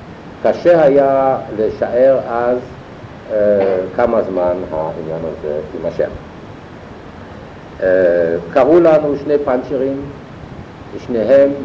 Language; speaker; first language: Hebrew; non-native, fluent; German